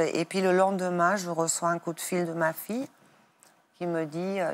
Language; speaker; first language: French; non-native, fluent; German